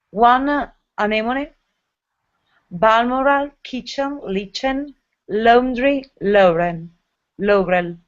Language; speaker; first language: English; non-native, learner; Italian